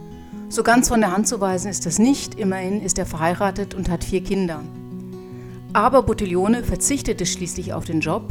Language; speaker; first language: German; native; German